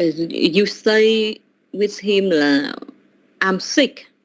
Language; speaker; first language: English; non-native, learner; Vietnamese